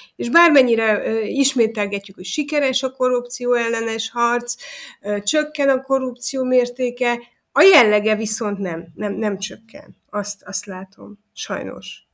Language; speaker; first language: Hungarian; native; Hungarian